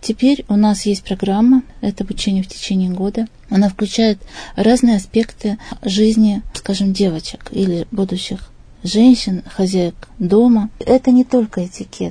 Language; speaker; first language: Russian; native; Russian